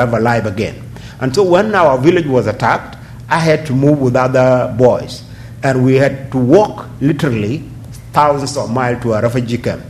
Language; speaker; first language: English; non-native, fluent; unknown